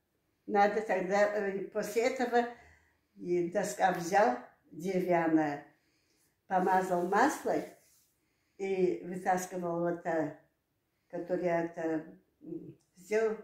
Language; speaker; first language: Russian; non-native, local second language; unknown